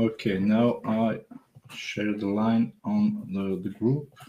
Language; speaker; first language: English; non-native, learner; French